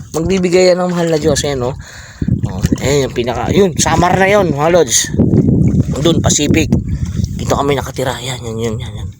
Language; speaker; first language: Filipino; non-native, local second language; Bikol